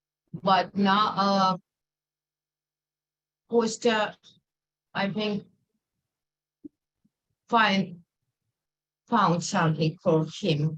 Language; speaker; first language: English; non-native, learner; Russian